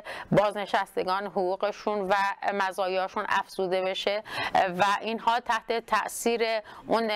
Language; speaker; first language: Persian; non-native, local second language; Kurdish